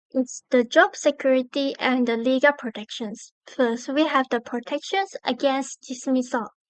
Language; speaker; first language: English; non-native, learner; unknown